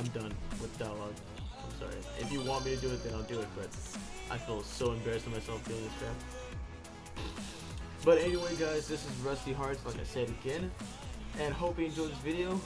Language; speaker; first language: English; native; English